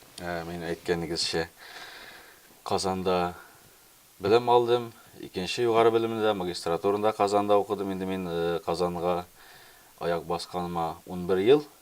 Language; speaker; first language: Tatar; early bilingual, heritage; Tatar